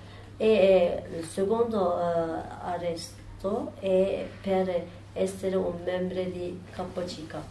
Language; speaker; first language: Italian; non-native, learner; Turkish